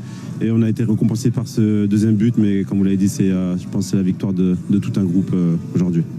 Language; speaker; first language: French; native; French